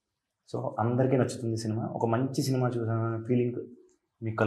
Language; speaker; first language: Telugu; native; Telugu